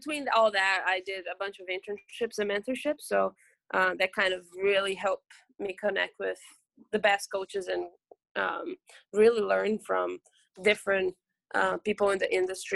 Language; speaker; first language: English; non-native, fluent; Portuguese